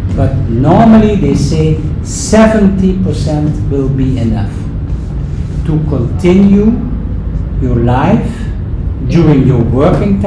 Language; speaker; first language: English; non-native, fluent; Dutch